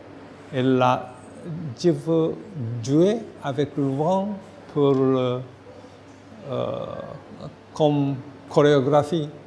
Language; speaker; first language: French; non-native, learner; Japanese